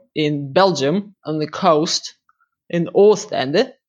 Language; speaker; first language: English; non-native, fluent; Russian